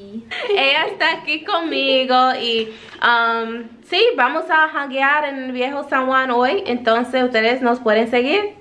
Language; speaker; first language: Spanish; non-native, fluent; English